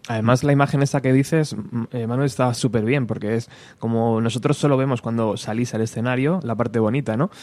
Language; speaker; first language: Spanish; native; Spanish